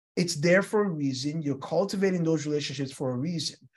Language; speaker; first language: English; non-native, local second language; Yoruba